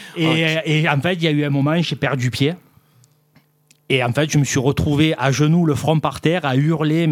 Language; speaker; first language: French; native; French